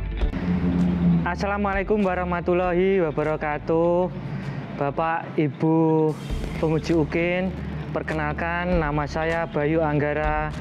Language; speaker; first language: Indonesian; non-native, local second language; Javanese